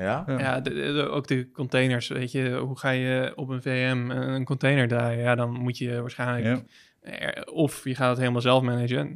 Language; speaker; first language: Dutch; native; Dutch